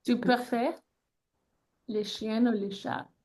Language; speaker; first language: French; non-native, learner; English